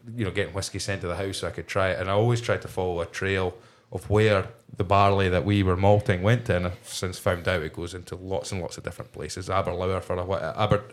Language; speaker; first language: English; native; English